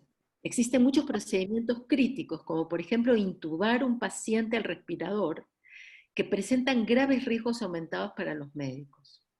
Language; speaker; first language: Spanish; native; Spanish